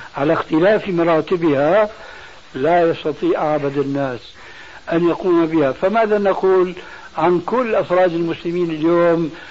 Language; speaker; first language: Arabic; early bilingual, other home language; Albanian